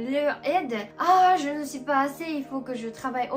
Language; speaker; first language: French; non-native, fluent; Japanese